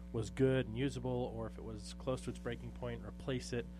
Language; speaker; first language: English; native; English